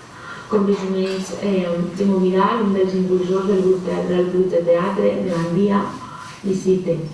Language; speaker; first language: Catalan; native; Catalan